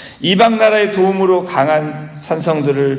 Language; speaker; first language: Korean; native; Korean